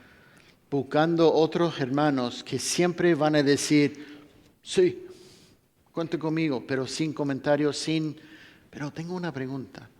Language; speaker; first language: Spanish; non-native, fluent; English